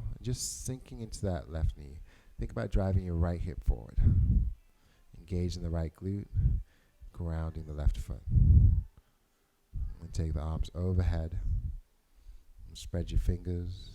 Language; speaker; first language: English; native; English